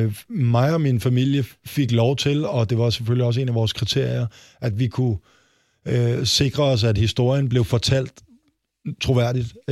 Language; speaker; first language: Danish; native; Danish